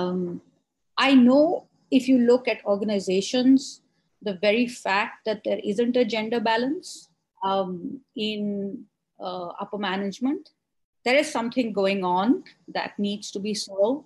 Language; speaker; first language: English; non-native, local second language; Hindi